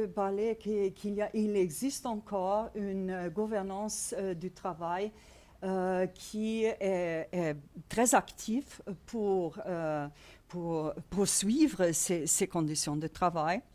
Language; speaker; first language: French; non-native, fluent; Portuguese